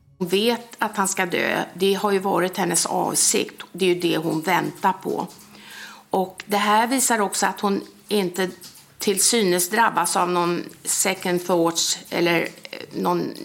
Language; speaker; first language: Swedish; native; Swedish